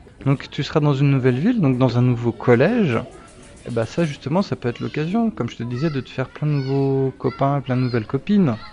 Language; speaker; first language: French; native; French